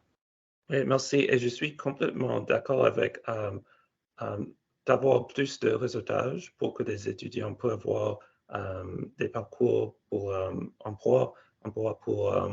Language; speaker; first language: French; non-native, fluent; English